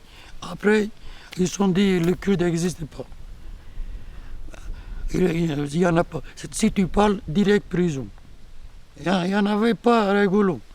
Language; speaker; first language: French; non-native, learner; Kurdish